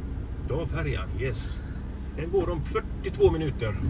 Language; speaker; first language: Swedish; native; Swedish